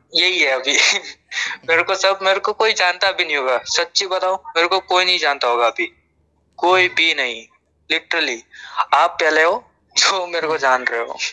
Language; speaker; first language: Hindi; non-native, local second language; Gujarati